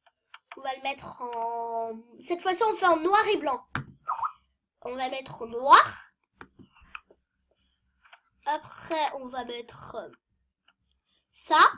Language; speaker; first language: French; native; French